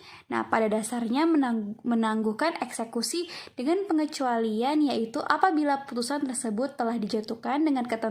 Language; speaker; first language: Indonesian; native; Indonesian